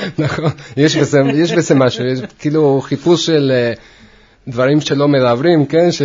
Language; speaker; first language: Hebrew; non-native, fluent; Spanish